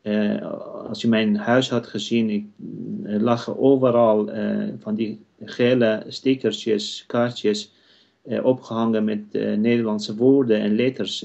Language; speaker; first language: Dutch; non-native, fluent; Kurdish